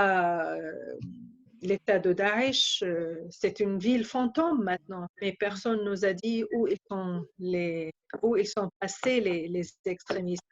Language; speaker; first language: French; non-native, fluent; Arabic